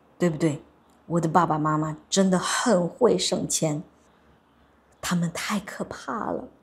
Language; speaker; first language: Chinese; native; Chinese